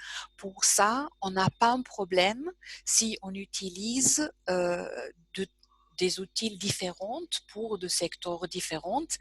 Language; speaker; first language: French; non-native, fluent; German